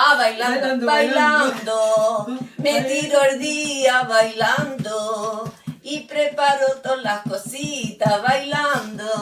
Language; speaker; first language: Spanish; native; Spanish